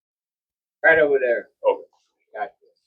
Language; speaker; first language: English; native; English